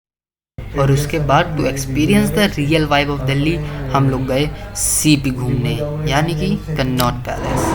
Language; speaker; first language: Hindi; native; Hindi